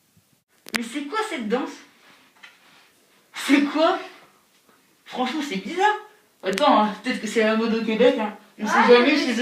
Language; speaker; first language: French; native; French